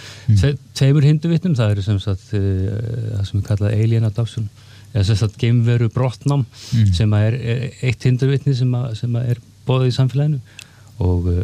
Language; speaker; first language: Icelandic; native; Icelandic